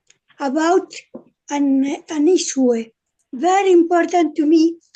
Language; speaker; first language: English; non-native, learner; Spanish